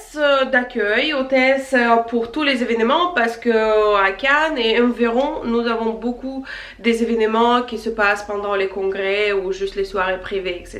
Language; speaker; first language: French; non-native, fluent; Russian